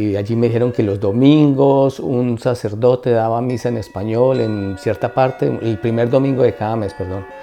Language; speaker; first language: Spanish; native; Spanish